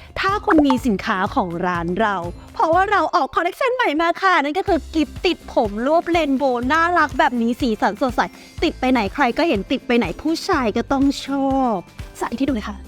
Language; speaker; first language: Thai; native; Thai